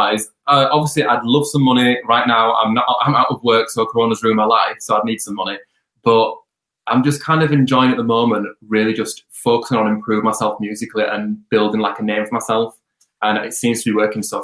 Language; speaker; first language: English; native; English